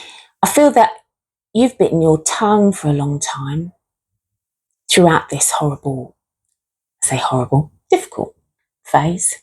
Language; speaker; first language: English; native; English